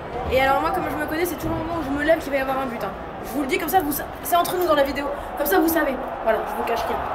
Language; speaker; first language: French; native; French